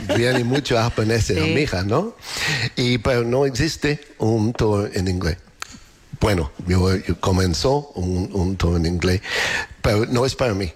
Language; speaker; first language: Spanish; non-native, learner; English